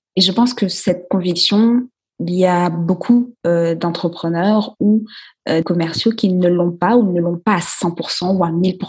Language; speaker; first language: French; native; French